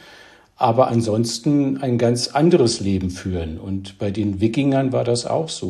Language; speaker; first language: German; native; German